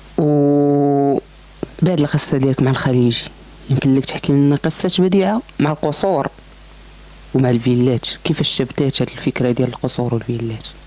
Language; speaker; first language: Arabic; native; Arabic